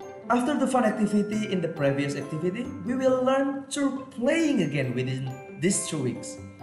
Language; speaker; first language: English; non-native, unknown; Indonesian